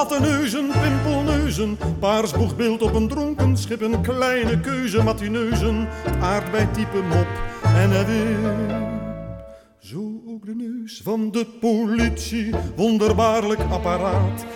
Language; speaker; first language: Dutch; native; Dutch